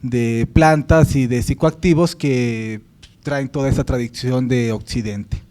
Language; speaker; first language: Spanish; native; Spanish